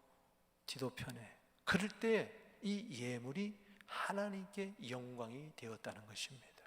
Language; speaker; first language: Korean; native; Korean